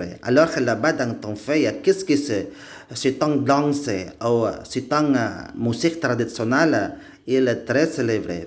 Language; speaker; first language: French; non-native, learner; Indonesian